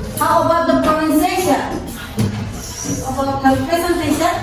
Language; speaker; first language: English; non-native, learner; Indonesian